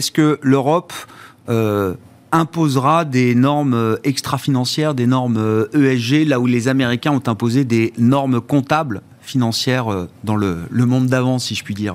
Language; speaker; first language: French; native; French